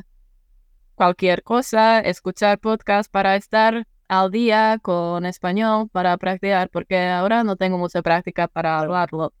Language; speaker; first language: Spanish; non-native, fluent; Czech